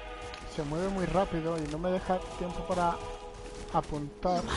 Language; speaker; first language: Spanish; native; Spanish